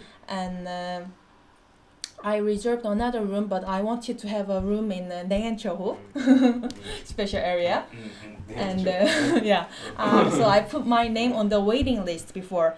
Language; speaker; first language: English; non-native, fluent; Korean